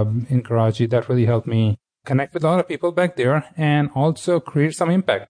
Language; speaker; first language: English; non-native, local second language; Urdu